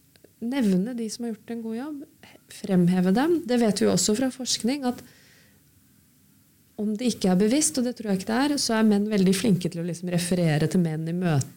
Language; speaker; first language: Norwegian; native; Norwegian